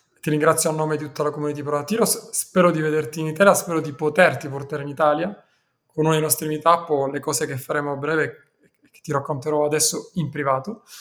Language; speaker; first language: Italian; native; Italian